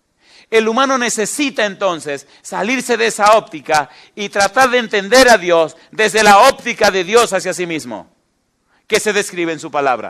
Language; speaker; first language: Spanish; native; Spanish